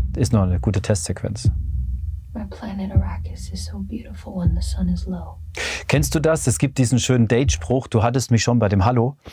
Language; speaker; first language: German; native; German